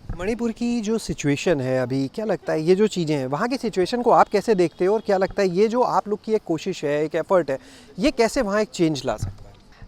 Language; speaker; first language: Hindi; native; Hindi